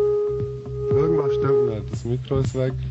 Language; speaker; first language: German; native; German